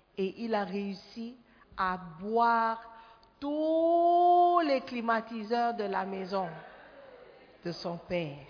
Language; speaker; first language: French; non-native, fluent; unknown